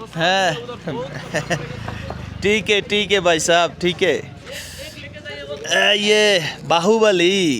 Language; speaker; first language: Hindi; non-native, learner; Bangla